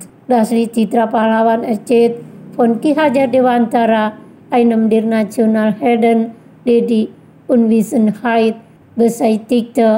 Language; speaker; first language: German; non-native, fluent; Indonesian